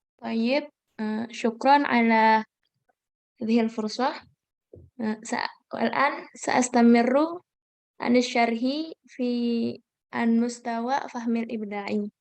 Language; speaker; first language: Arabic; non-native, learner; Indonesian